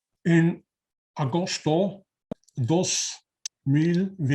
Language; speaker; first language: Spanish; non-native, learner; German